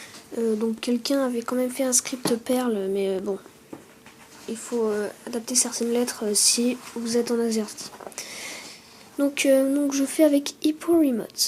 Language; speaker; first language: French; native; French